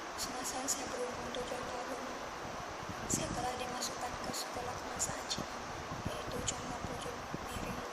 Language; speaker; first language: Malay; non-native, local second language; Iban